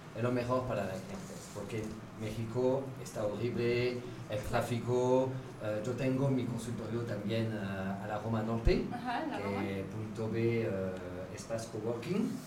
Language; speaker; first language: Spanish; non-native, fluent; French